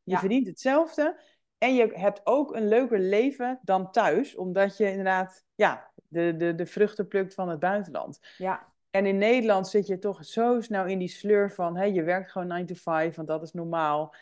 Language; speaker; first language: Dutch; native; Dutch